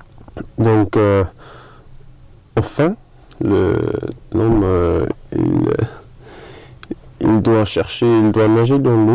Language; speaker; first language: French; non-native, learner; English